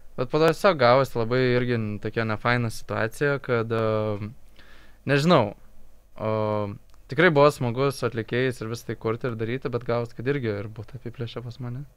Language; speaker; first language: Lithuanian; native; Lithuanian